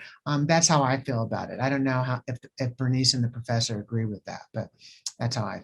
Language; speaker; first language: English; native; English